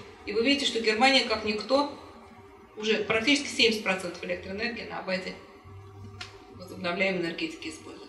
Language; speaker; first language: Russian; native; Russian